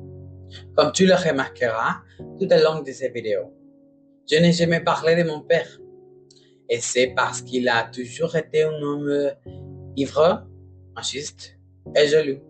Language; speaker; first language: French; non-native, learner; Spanish